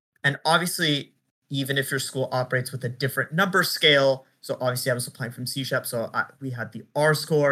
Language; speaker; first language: English; native; English